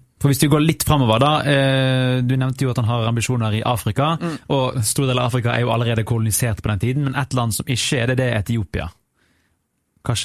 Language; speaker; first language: Norwegian; native; Norwegian